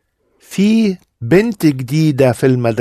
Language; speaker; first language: Arabic; non-native, learner; English